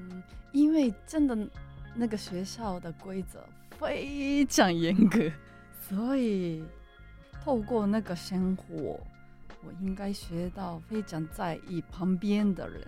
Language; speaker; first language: Chinese; non-native, fluent; Japanese